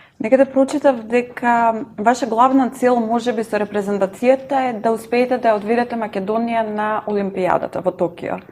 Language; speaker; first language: Macedonian; native; Macedonian